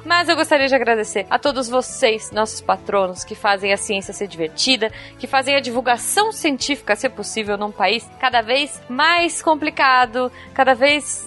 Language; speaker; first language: Portuguese; native; Portuguese